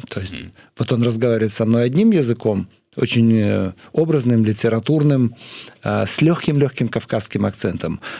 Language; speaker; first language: Russian; native; Russian